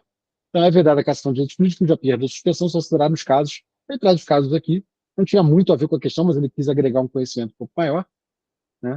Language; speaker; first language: Portuguese; native; Portuguese